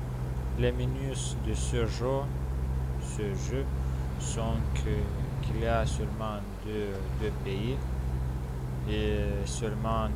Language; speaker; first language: French; non-native, learner; Romanian